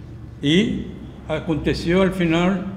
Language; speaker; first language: Spanish; non-native, learner; Korean